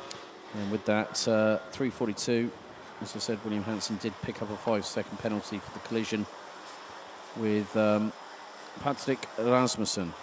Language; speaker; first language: English; non-native, fluent; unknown